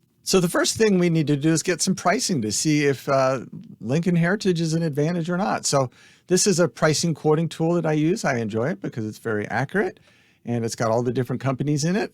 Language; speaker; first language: English; native; English